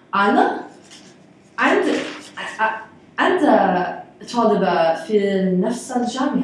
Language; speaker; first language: Arabic; non-native, learner; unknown